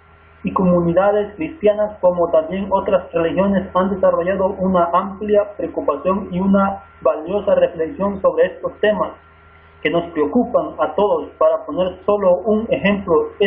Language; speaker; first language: Spanish; native; Spanish